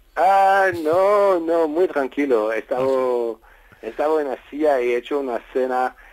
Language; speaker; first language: Spanish; non-native, fluent; French